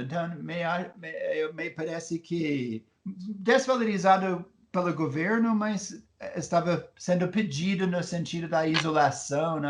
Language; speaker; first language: Portuguese; non-native, fluent; English